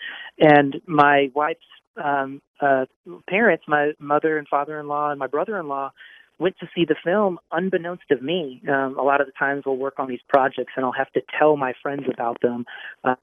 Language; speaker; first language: English; native; English